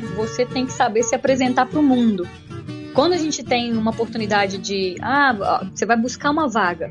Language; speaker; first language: Portuguese; native; Portuguese